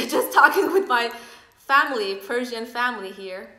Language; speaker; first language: English; non-native, fluent; Persian